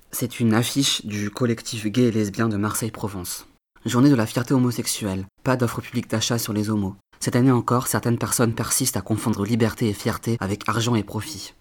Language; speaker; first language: French; native; French